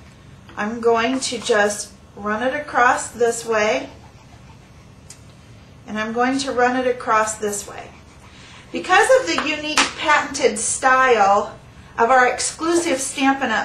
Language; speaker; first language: English; native; English